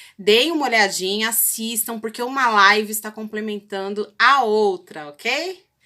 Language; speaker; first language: Portuguese; native; Portuguese